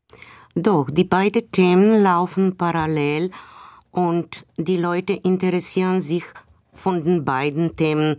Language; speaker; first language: German; non-native, fluent; Bulgarian